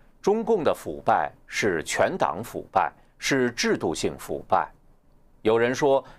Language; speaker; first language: Chinese; native; Chinese